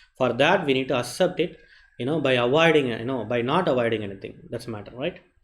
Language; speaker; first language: English; non-native, local second language; Tamil